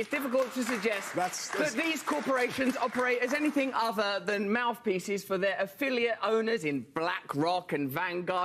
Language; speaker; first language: English; native; English